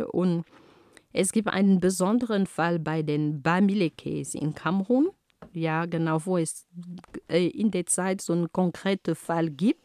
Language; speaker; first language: German; non-native, fluent; Ghomala